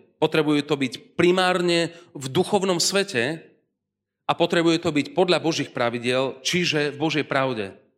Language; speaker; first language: Slovak; native; Slovak